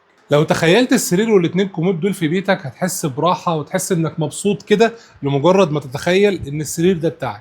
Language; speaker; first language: Arabic; native; Arabic